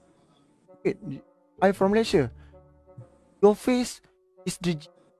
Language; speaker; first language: English; non-native, learner; Malay